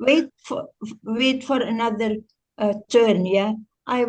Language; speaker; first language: English; non-native, fluent; Indonesian